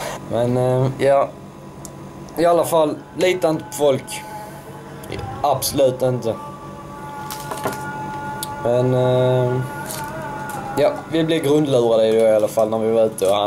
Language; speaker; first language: Swedish; native; Swedish